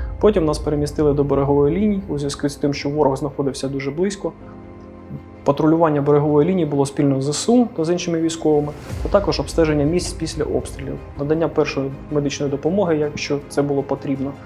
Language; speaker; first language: Ukrainian; non-native, local second language; Russian